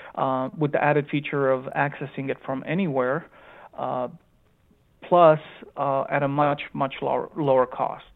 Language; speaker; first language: English; early bilingual, other home language; Romanian